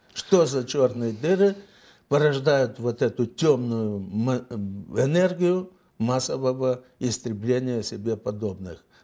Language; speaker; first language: Russian; native; Russian